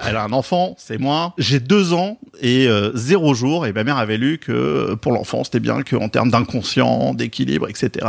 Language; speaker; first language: French; native; French